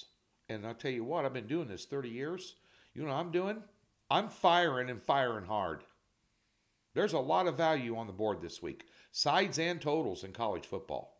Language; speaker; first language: English; native; English